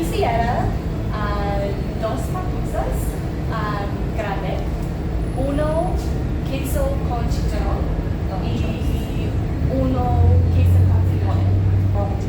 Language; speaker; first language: Spanish; non-native, learner; English